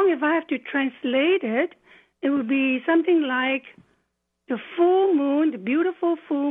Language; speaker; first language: English; non-native, local second language; Cantonese